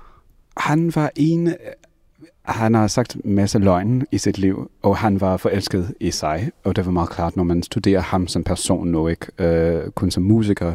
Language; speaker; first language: Danish; non-native, fluent; English